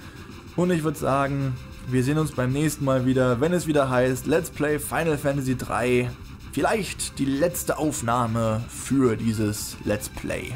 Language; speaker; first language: German; native; German